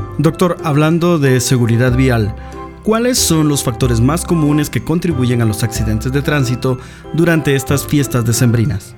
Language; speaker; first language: Spanish; native; Spanish